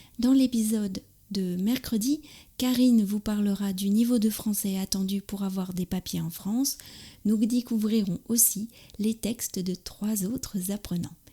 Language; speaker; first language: French; native; French